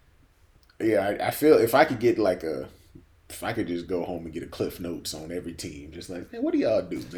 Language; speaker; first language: English; native; English